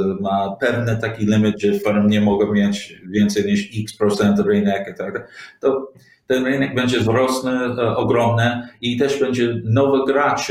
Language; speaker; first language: Polish; non-native, learner; English